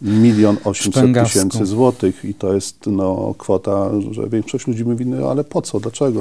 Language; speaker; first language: Polish; native; Polish